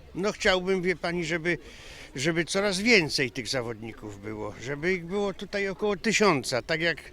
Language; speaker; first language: Polish; native; Polish